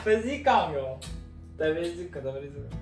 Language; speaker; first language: Japanese; non-native, learner; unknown